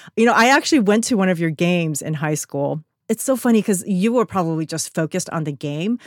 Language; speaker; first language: English; native; English